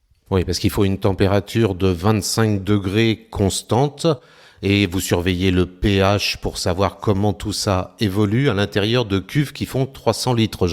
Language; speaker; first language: French; native; French